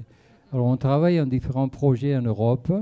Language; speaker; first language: French; non-native, fluent; Spanish